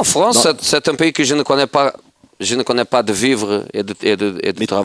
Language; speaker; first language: French; non-native, fluent; Portuguese